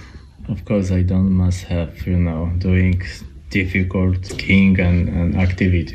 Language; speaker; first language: English; non-native, learner; Polish